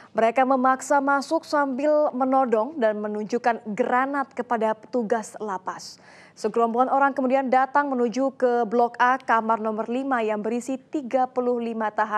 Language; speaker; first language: Indonesian; native; Indonesian